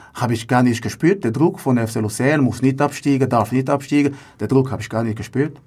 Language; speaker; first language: German; non-native, fluent; Portuguese